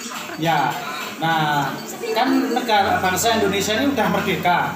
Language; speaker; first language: Indonesian; non-native, local second language; Javanese